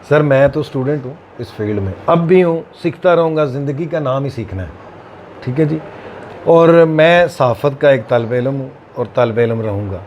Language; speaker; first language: Urdu; non-native, local second language; Punjabi